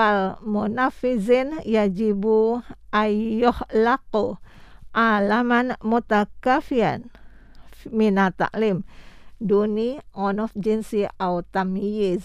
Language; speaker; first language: Arabic; non-native, fluent; Indonesian